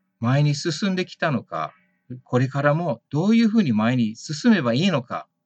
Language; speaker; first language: Japanese; early bilingual, heritage; Japanese